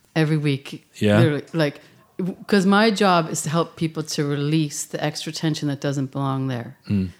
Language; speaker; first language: English; native; English